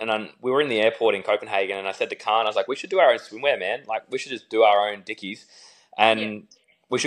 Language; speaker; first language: English; native; English